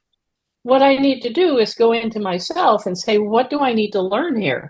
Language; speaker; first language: English; native; English